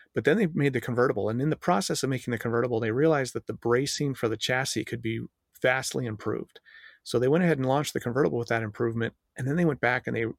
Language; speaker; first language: English; native; English